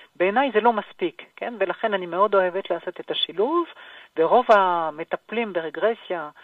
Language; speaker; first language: Hebrew; non-native, fluent; French